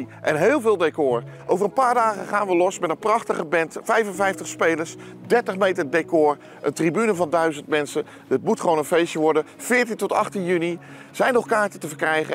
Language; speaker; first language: Dutch; native; Dutch